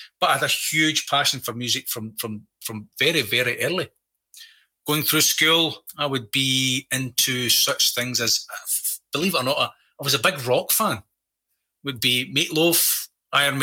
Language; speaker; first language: English; native; English